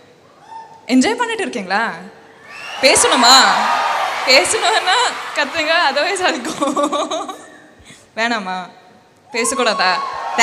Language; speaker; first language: Tamil; non-native, local second language; Kannada